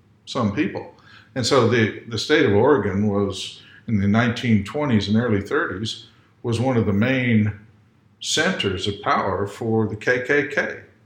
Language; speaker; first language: English; native; English